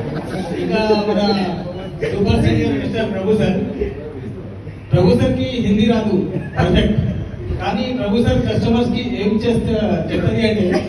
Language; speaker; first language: Telugu; non-native, local second language; Hindi